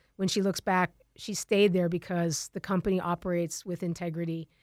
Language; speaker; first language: English; native; English